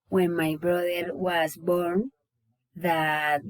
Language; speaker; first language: English; non-native, learner; Spanish